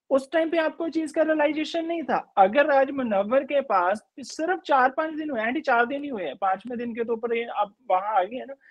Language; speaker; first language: Hindi; native; Hindi